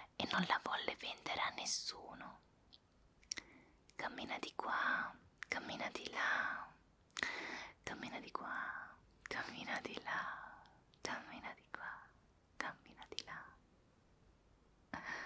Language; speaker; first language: Italian; native; Italian